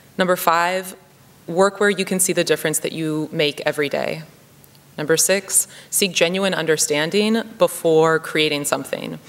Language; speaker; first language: English; native; English